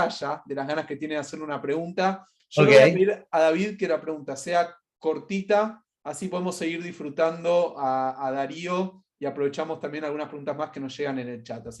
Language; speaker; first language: Spanish; native; Spanish